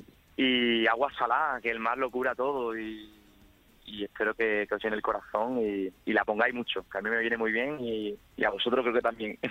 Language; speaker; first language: Spanish; native; Spanish